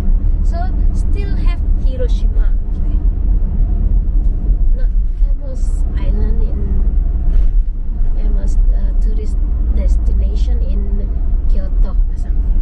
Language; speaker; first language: English; non-native, learner; Indonesian